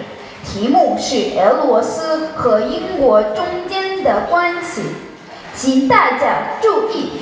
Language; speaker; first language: Chinese; non-native, learner; Russian